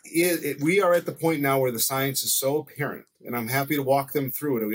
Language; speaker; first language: English; native; English